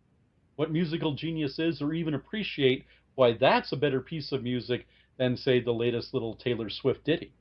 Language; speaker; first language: English; native; English